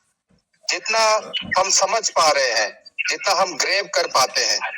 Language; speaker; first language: Hindi; native; Hindi